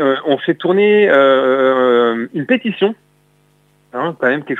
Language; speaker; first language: French; native; French